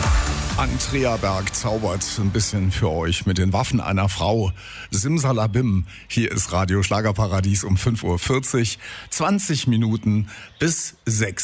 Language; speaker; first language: German; native; German